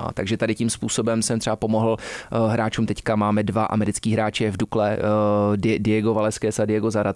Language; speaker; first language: Czech; early bilingual, heritage; Czech